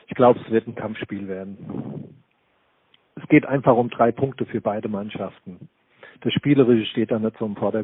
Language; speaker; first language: German; native; German